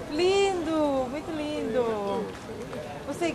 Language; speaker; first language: Portuguese; non-native, learner; Korean